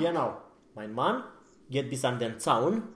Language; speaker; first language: German; non-native, fluent; Romanian